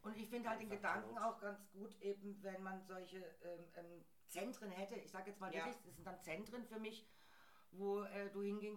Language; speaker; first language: German; native; German